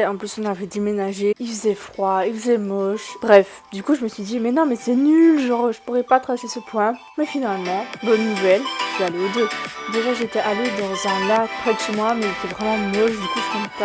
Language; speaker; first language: French; native; French